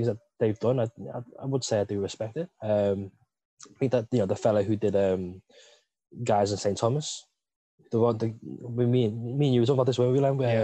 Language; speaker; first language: English; native; English